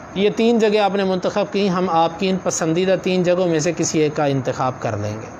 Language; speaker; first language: Urdu; non-native, local second language; Punjabi